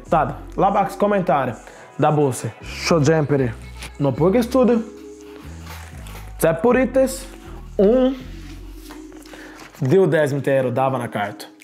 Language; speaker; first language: Latvian; non-native, learner; Portuguese